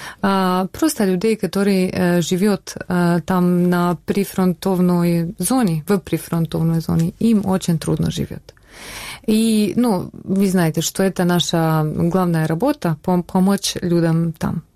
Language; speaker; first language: Russian; non-native, learner; Bosnian